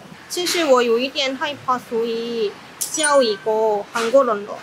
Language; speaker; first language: Chinese; non-native, fluent; Korean